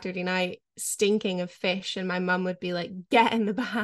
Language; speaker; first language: English; native; English